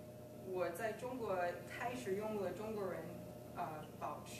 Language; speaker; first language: Chinese; non-native, fluent; English